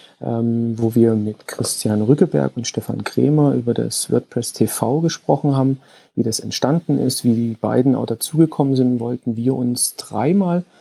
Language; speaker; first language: German; native; German